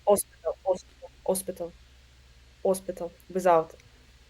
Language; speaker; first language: English; non-native, learner; Russian